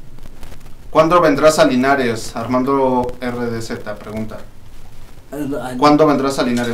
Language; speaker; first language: Spanish; native; Spanish